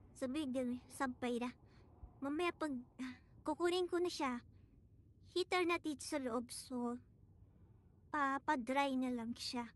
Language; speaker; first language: Filipino; native; Filipino